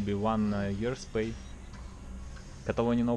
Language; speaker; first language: English; non-native, learner; Russian